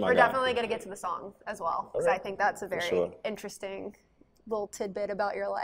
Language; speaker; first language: English; native; English